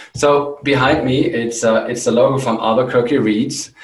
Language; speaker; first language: English; non-native, fluent; German